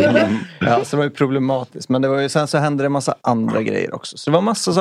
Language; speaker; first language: Swedish; native; Swedish